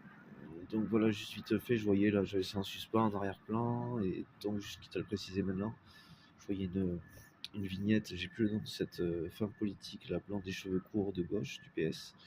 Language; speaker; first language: French; native; French